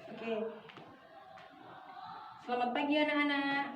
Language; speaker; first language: Indonesian; native; Indonesian